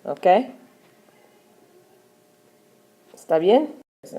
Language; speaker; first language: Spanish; non-native, fluent; English